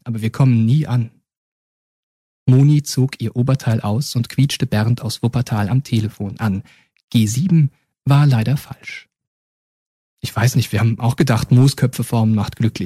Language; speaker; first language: German; native; German